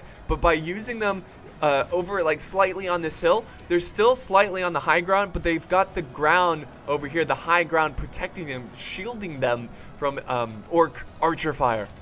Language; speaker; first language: English; native; English